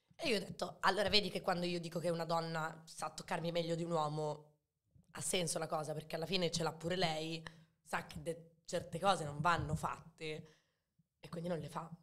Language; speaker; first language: Italian; early bilingual, other home language; Arabic